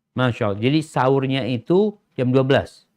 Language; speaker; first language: Indonesian; native; Indonesian